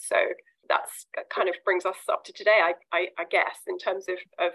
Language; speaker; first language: English; native; English